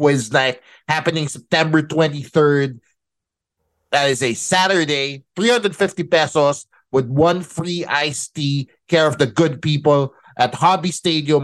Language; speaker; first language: English; non-native, local second language; Filipino